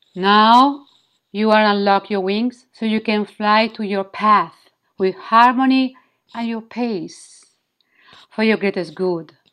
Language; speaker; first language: English; non-native, learner; Italian